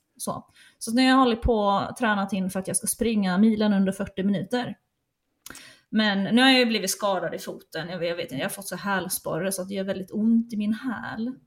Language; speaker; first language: Swedish; native; Swedish